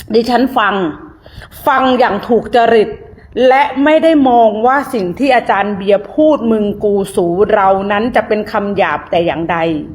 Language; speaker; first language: Thai; native; Thai